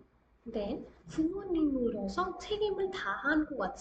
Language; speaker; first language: Korean; non-native, fluent; Hindi